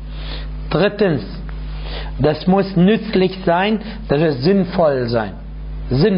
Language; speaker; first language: German; non-native, fluent; Arabic